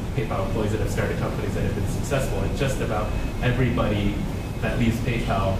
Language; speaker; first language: English; native; English